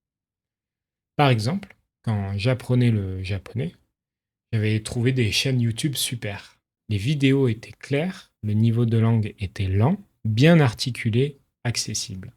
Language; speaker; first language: French; native; French